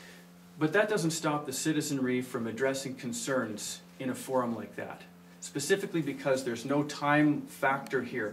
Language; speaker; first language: English; native; English